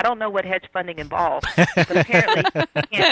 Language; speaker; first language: English; native; English